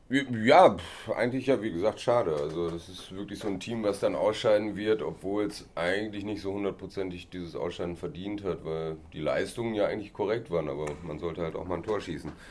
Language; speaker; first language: German; native; German